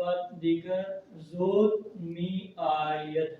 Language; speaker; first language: Persian; non-native, learner; Urdu